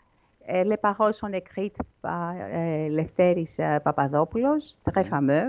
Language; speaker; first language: French; non-native, learner; Greek